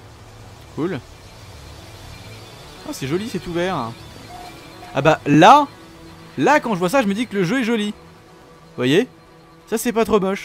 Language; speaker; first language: French; native; French